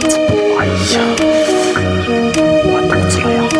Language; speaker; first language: Chinese; native; Chinese